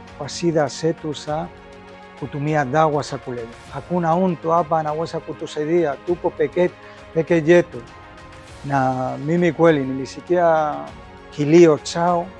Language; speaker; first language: Swahili; non-native, fluent; Spanish